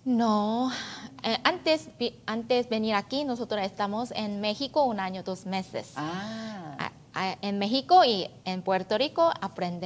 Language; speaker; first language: Spanish; non-native, learner; Korean